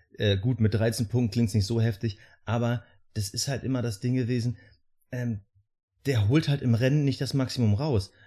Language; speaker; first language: German; native; German